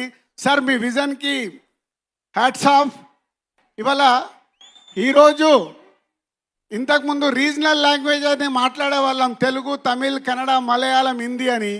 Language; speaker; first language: Telugu; native; Telugu